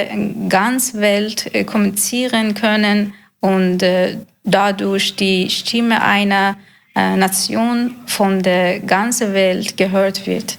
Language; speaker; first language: German; non-native, learner; Persian